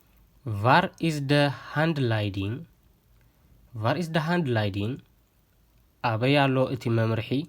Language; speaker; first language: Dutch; non-native, fluent; Tigrinya